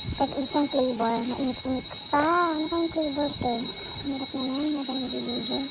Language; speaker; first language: Filipino; native; Filipino